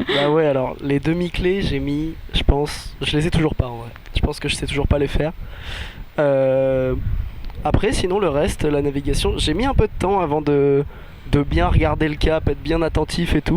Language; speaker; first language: French; native; French